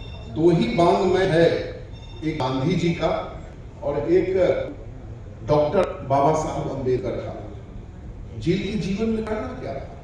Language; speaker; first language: Hindi; native; Hindi